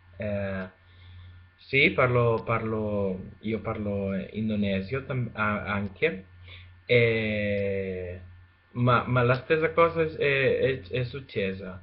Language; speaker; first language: Italian; non-native, learner; Spanish